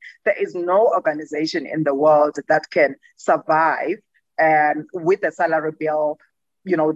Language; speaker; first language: English; non-native, local second language; Xhosa